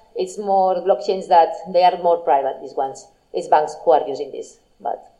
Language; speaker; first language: English; non-native, fluent; Spanish